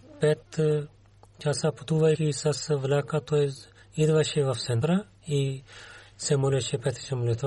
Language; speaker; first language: Bulgarian; non-native, learner; Urdu